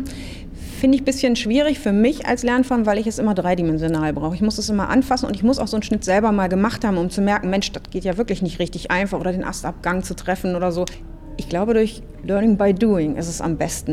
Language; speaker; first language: German; native; German